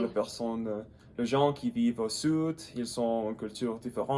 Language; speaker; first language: French; non-native, learner; English